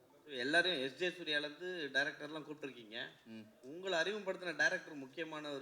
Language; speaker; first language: Tamil; native; Tamil